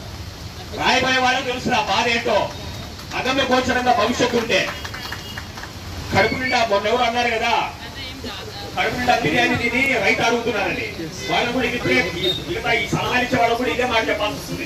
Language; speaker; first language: Telugu; native; Telugu